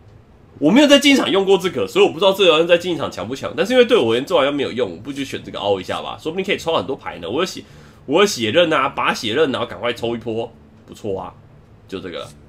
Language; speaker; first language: Chinese; native; Chinese